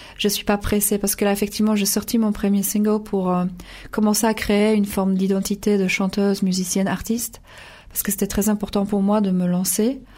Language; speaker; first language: French; non-native, fluent; Polish